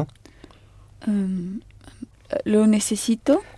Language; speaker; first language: Spanish; non-native, learner; French